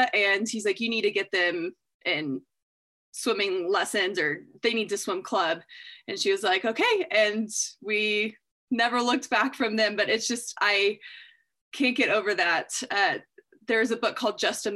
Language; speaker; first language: English; native; English